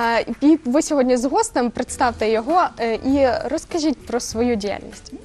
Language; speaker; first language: Ukrainian; native; Ukrainian